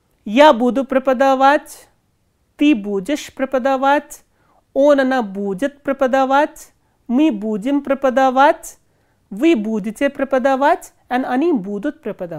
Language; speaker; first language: Russian; non-native, fluent; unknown